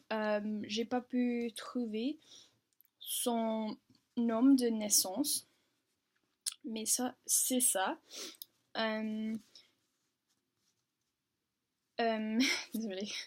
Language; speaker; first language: French; non-native, learner; English